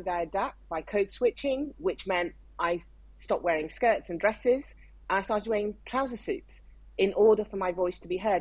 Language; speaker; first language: English; non-native, local second language; Yoruba